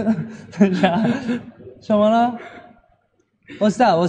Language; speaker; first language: Chinese; non-native, learner; Japanese